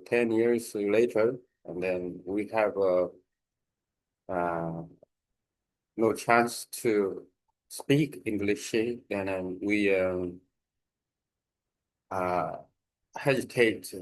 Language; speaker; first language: English; non-native, learner; Korean